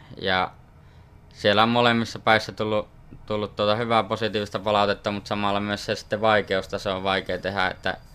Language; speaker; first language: Finnish; native; Finnish